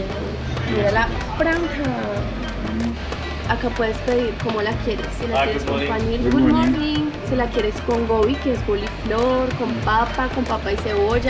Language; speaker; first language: Spanish; native; Spanish